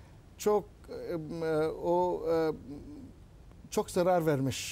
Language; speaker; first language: Turkish; non-native, learner; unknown